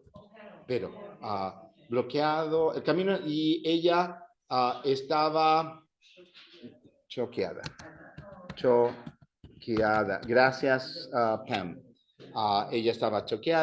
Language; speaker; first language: Spanish; non-native, fluent; English